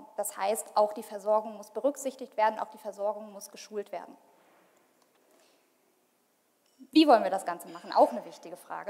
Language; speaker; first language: German; native; German